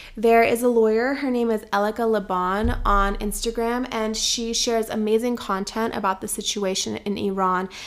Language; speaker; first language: English; early bilingual, other home language; Persian